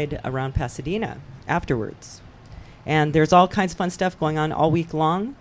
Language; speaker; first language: English; native; English